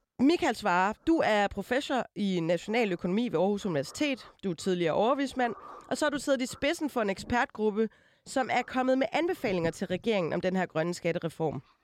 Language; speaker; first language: Danish; native; Danish